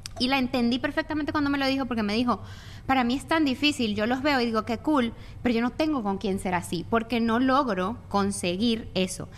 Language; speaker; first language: Spanish; native; Spanish